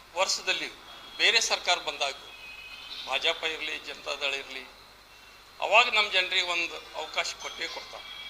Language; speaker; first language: Kannada; non-native, local second language; Lambadi